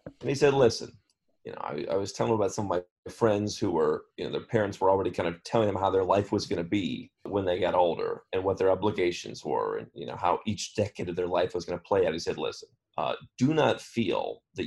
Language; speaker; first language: English; native; English